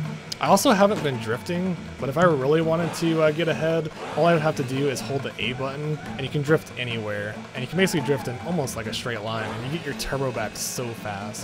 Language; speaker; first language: English; native; English